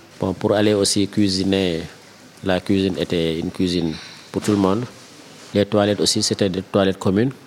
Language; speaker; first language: French; non-native, local second language; Wolof